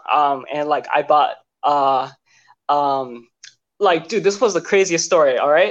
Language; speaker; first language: English; native; English